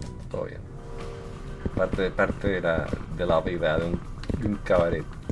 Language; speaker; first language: Spanish; native; Spanish